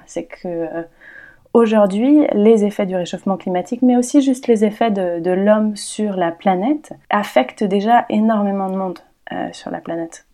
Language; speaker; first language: French; native; French